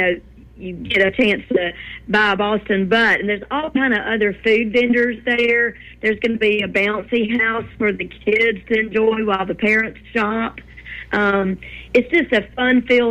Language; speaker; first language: English; native; English